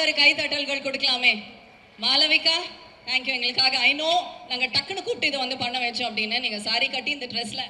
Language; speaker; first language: Tamil; native; Tamil